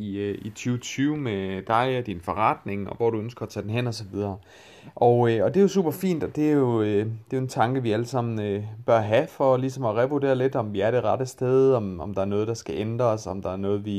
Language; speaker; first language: Danish; native; Danish